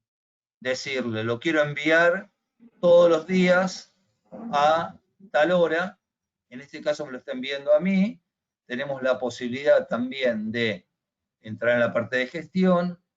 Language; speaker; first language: Spanish; native; Spanish